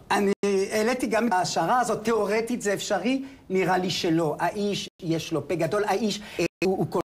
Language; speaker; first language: Hebrew; non-native, fluent; French